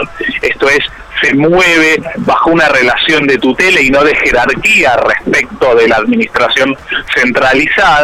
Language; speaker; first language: Spanish; native; Spanish